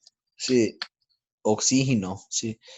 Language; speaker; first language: Spanish; non-native, learner; English